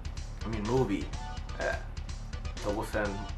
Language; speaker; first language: English; native; English